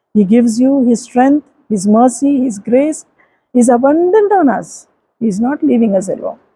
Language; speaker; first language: English; non-native, local second language; Telugu